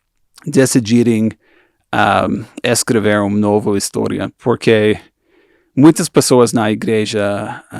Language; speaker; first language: Portuguese; non-native, fluent; English